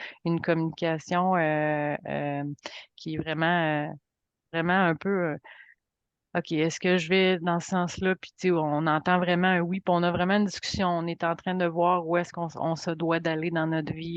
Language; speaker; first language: French; native; French